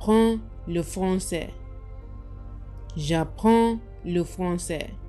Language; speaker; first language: French; non-native, learner; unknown